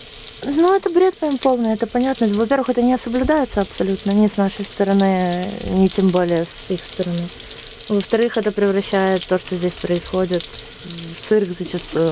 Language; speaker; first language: Russian; native; Russian